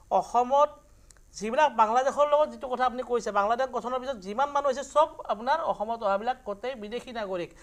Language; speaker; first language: Assamese; native; Assamese